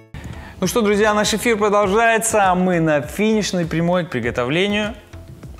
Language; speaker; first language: Russian; native; Russian